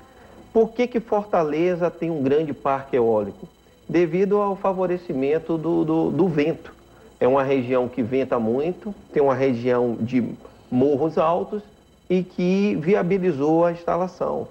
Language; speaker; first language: Portuguese; native; Portuguese